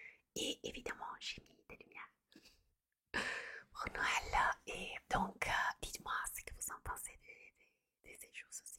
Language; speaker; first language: French; non-native, fluent; Italian